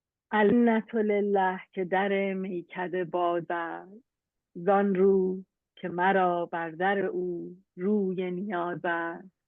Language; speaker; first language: Persian; native; Persian